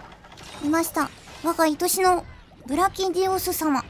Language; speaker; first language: Japanese; native; Japanese